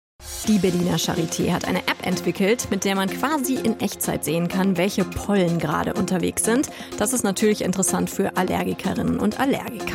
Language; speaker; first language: German; native; German